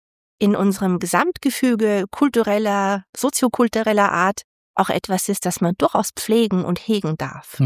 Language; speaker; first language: German; native; German